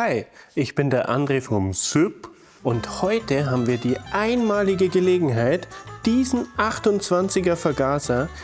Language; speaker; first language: German; native; German